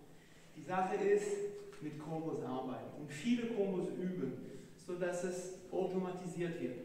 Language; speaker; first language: German; non-native, fluent; Hebrew